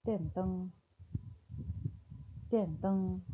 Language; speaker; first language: Chinese; non-native, fluent; Malay